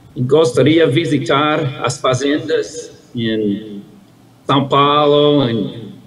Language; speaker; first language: Portuguese; non-native, fluent; English